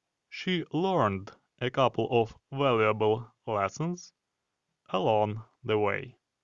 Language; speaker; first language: English; non-native, fluent; Ukrainian